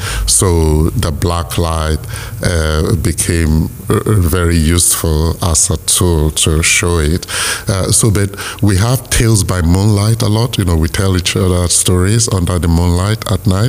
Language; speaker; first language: English; non-native, local second language; Yoruba